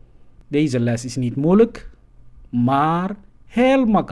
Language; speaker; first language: Dutch; non-native, fluent; Somali